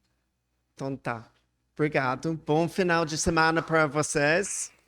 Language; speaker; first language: Portuguese; non-native, learner; English